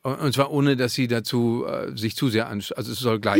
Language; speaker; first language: German; native; German